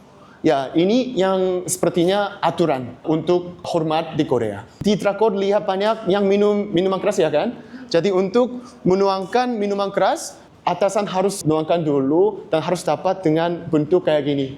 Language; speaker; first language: Indonesian; non-native, learner; Korean